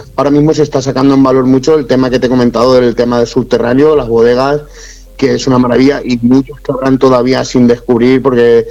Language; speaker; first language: Spanish; native; Spanish